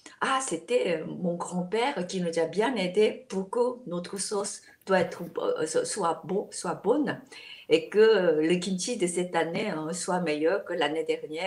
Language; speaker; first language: French; non-native, fluent; Korean